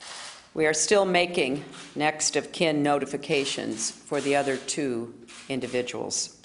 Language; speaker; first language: English; native; English